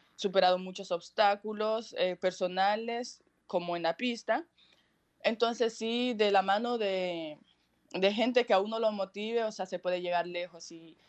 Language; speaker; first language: Spanish; native; Spanish